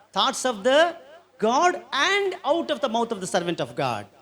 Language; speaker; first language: English; non-native, local second language; Telugu